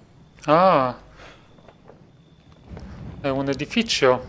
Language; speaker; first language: Italian; non-native, fluent; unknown